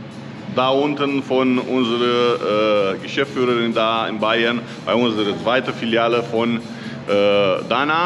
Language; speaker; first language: German; non-native, learner; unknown